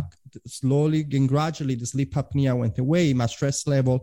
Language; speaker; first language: English; non-native, fluent; Italian